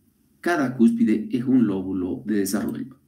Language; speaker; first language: Spanish; native; Spanish